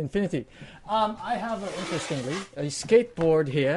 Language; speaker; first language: English; non-native, local second language; Pampanga